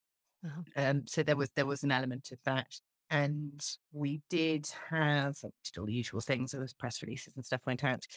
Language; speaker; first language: English; native; English